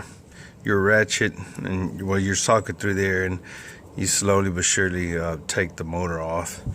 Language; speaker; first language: English; native; English